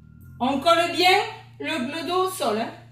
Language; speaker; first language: French; native; French